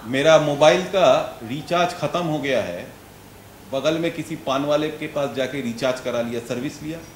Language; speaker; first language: Hindi; non-native, local second language; Bangla